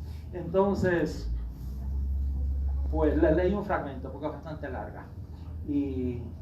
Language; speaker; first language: Spanish; native; Spanish